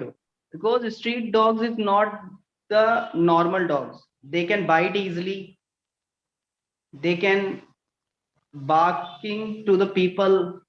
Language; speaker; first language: English; non-native, learner; Hindi